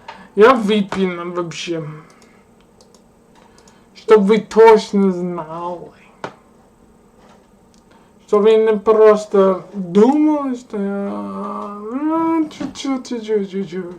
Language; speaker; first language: Russian; non-native, learner; English